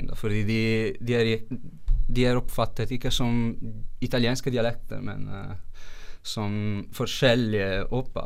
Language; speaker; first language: Norwegian; non-native, fluent; Italian